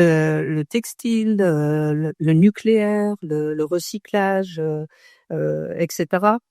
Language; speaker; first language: French; native; French